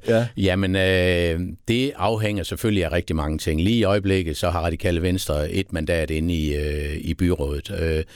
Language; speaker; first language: Danish; native; Danish